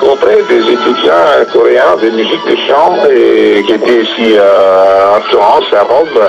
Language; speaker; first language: French; non-native, fluent; Italian